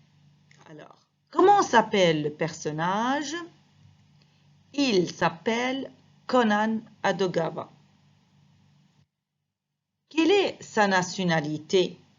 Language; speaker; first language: French; non-native, fluent; Arabic